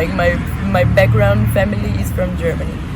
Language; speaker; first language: English; non-native, fluent; Portuguese